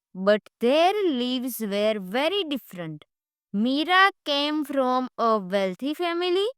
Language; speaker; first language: English; non-native, local second language; Gujarati